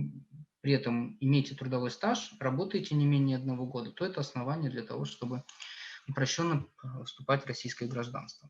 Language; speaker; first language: Russian; native; Russian